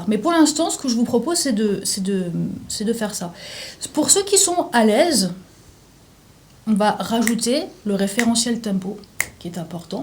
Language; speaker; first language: French; native; French